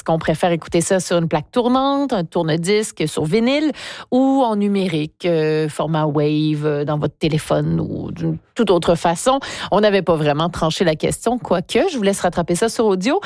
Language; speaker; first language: French; native; French